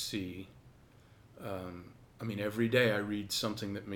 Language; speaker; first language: English; native; English